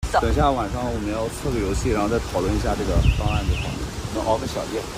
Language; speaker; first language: Chinese; native; Chinese